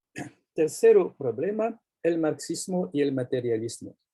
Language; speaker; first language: Spanish; non-native, fluent; French